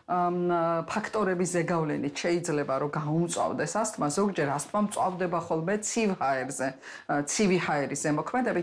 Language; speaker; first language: Georgian; native; Georgian